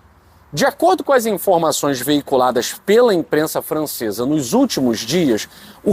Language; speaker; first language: Portuguese; native; Portuguese